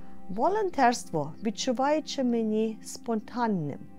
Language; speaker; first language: Ukrainian; early bilingual, heritage; Ukrainian